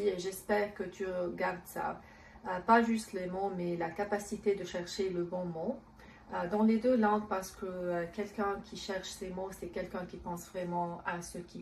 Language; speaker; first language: French; non-native, local second language; Arabic